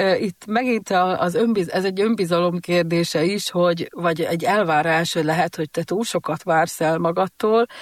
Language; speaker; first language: Hungarian; native; Hungarian